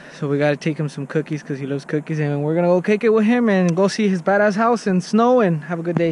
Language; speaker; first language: English; early bilingual, other home language; Spanish